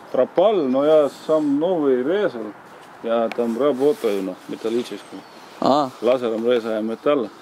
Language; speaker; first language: Russian; non-native, learner; Latvian